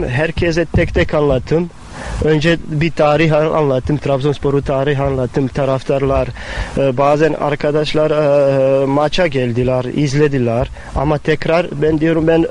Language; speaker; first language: Turkish; non-native, fluent; Bosnian